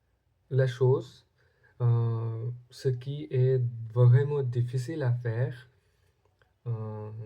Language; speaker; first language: French; non-native, learner; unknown